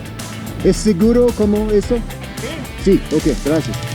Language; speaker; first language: Spanish; non-native, learner; English